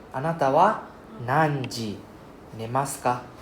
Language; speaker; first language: Japanese; non-native, fluent; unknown